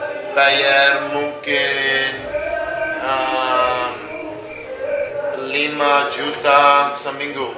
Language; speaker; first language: Indonesian; non-native, learner; English